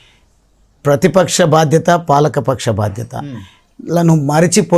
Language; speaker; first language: Telugu; native; Telugu